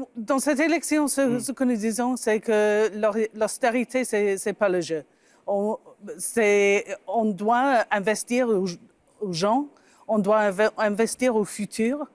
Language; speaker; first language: French; non-native, fluent; English